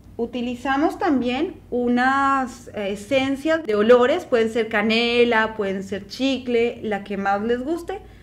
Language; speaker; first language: Spanish; native; Spanish